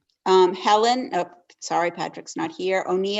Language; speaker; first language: English; native; English